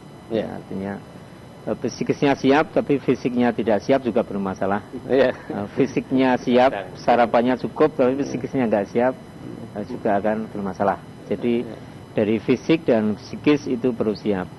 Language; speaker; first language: Indonesian; native; Indonesian